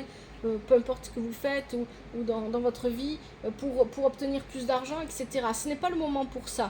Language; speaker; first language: French; native; French